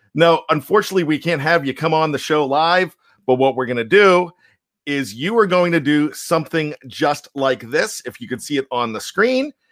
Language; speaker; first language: English; native; English